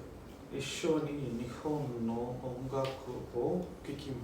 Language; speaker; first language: Japanese; non-native, learner; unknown